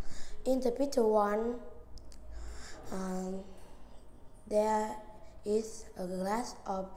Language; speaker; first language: English; non-native, learner; Vietnamese